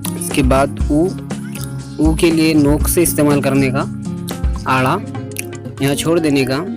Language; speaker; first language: Hindi; native; Hindi